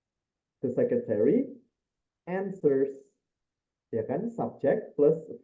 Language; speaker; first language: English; non-native, fluent; Indonesian